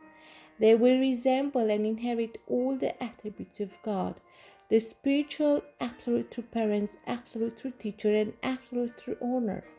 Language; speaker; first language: English; non-native, fluent; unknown